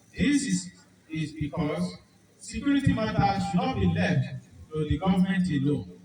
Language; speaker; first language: English; non-native, local second language; Yoruba